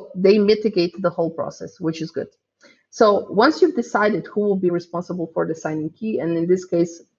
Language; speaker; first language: English; non-native, fluent; Croatian